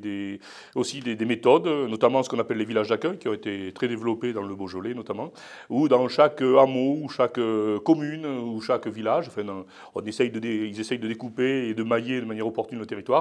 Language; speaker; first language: French; native; French